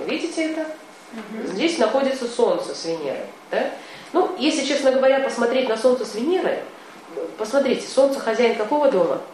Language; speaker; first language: Russian; native; Russian